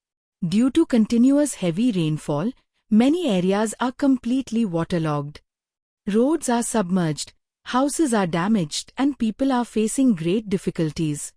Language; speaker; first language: English; non-native, fluent; Hindi